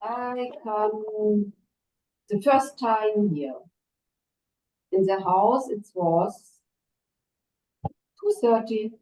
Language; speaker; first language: English; non-native, learner; German